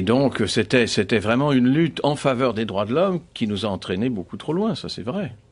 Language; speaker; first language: French; native; French